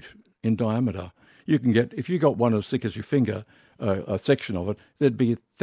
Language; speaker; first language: English; native; English